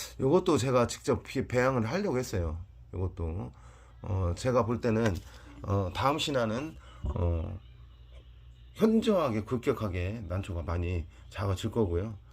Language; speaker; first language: Korean; native; Korean